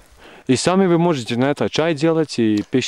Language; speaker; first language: Russian; non-native, local second language; Latvian